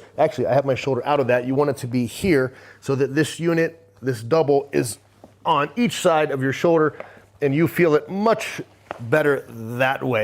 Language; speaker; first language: English; native; English